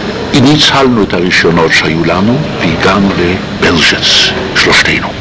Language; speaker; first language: Hebrew; non-native, fluent; Polish